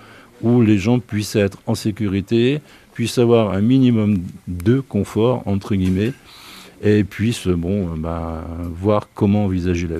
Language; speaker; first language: French; native; French